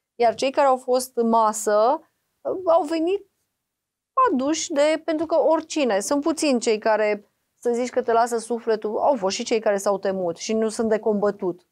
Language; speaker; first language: Romanian; native; Romanian